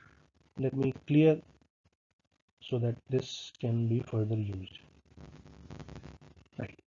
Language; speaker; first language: English; non-native, local second language; Hindi